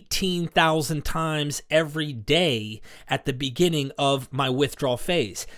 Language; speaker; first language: English; native; English